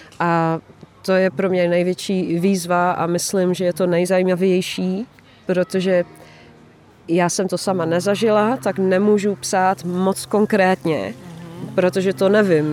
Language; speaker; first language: Czech; non-native, fluent; Dutch